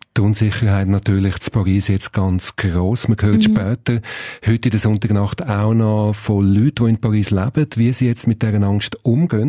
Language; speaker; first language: German; native; German